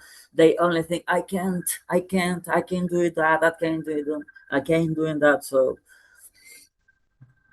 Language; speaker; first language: English; non-native, fluent; Spanish